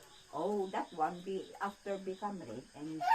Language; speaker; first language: English; non-native, learner; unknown